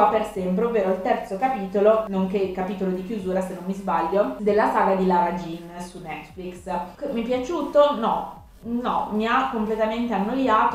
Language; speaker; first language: Italian; native; Italian